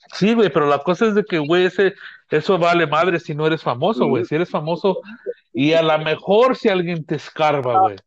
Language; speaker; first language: Spanish; early bilingual, heritage; Spanish